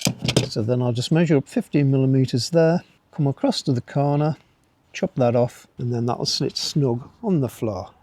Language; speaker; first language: English; native; English